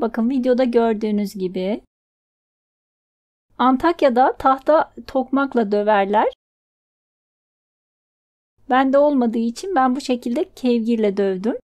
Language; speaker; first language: Turkish; native; Turkish